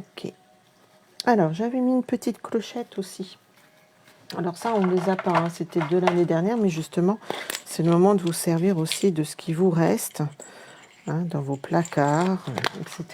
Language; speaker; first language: French; native; French